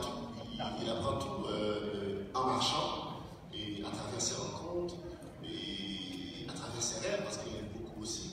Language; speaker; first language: French; non-native, local second language; Haitian Creole